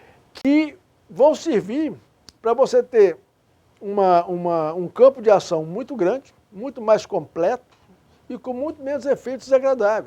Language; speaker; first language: Portuguese; native; Portuguese